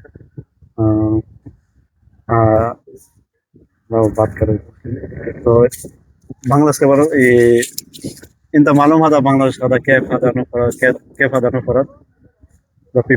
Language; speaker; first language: Hindi; non-native, learner; Bangla